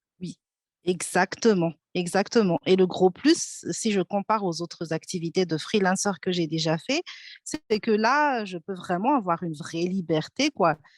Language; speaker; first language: French; non-native, local second language; Malagasy